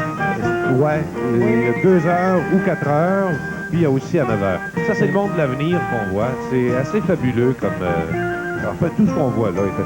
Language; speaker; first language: French; native; French